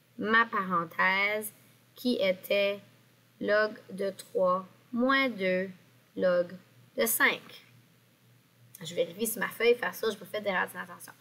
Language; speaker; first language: French; native; French